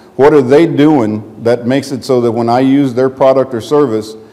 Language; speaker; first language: English; native; English